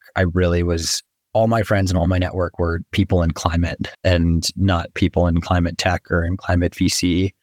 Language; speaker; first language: English; native; English